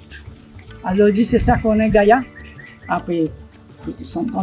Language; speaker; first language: French; non-native, local second language; Morisyen